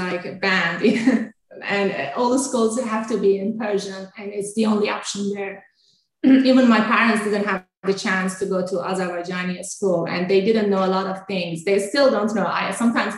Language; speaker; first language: English; non-native, fluent; Azerbaijani